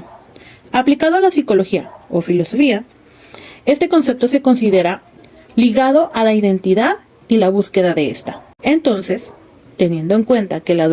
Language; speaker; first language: Spanish; native; Spanish